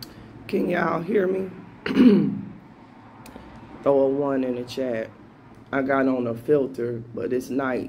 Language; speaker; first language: English; native; English